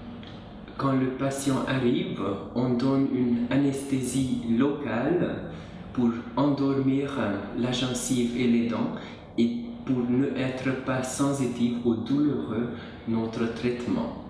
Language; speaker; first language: French; non-native, fluent; Hungarian